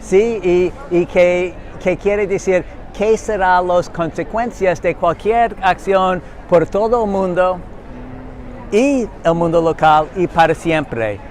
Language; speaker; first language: Spanish; non-native, learner; English